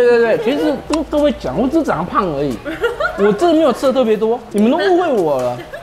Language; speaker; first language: Chinese; native; Chinese